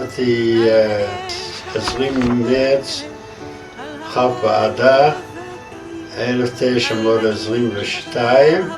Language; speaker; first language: Hebrew; non-native, fluent; Dutch